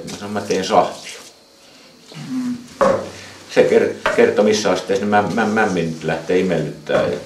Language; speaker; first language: Finnish; native; Finnish